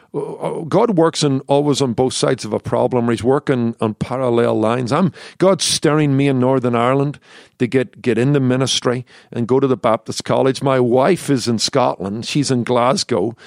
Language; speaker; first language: English; native; English